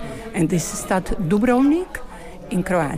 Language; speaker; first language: Dutch; non-native, learner; Bosnian